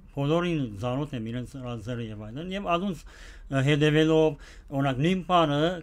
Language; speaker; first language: Armenian; early bilingual, heritage; Armenian